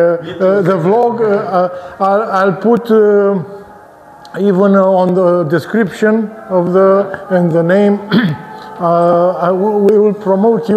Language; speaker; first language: English; non-native, fluent; Romanian